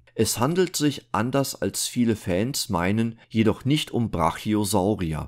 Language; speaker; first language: German; native; German